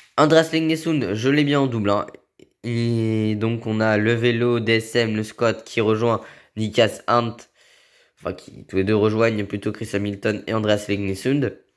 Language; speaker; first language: French; native; French